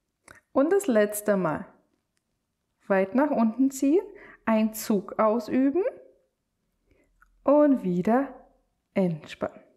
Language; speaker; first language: German; native; German